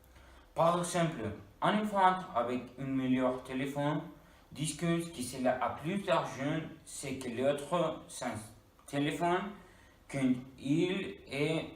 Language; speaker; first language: French; non-native, learner; Spanish